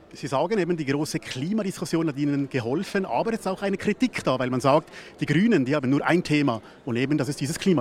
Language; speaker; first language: German; native; German